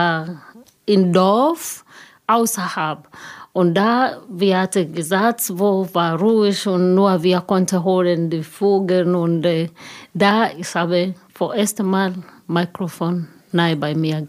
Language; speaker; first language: German; non-native, learner; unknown